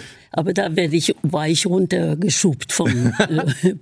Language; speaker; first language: German; non-native, fluent; Norwegian